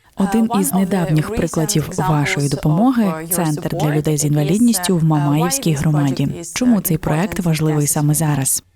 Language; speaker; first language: Ukrainian; native; Ukrainian